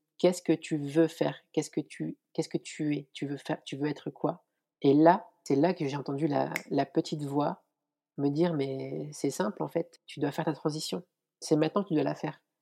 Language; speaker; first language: French; native; French